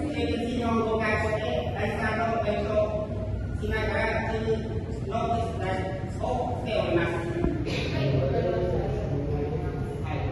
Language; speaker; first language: Japanese; non-native, learner; Khmer